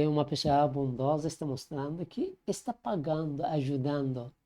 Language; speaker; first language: Portuguese; non-native, learner; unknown